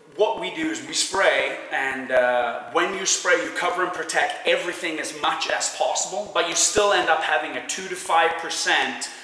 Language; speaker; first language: English; non-native, fluent; Swedish